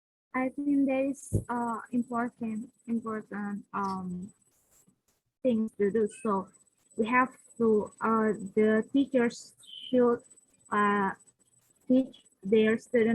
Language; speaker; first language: English; non-native, learner; Indonesian